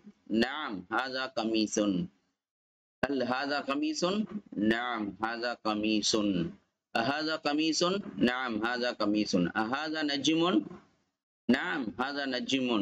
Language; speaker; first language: Arabic; non-native, fluent; Tamil